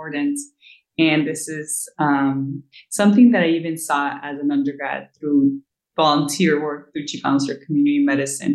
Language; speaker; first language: English; native; English